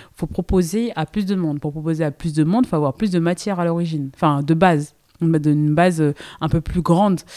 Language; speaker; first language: French; native; French